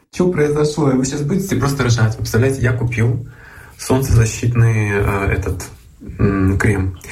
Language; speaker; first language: Russian; native; Russian